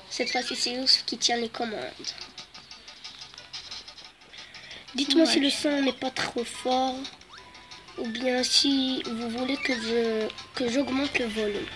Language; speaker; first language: French; native; French